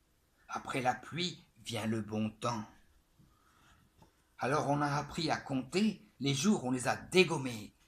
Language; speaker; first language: French; native; French